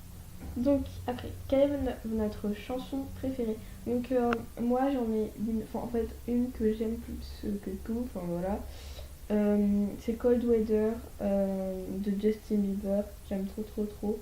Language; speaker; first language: French; native; French